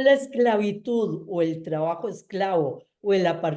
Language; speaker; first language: Spanish; native; Spanish